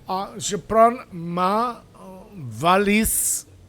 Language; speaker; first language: French; non-native, fluent; Spanish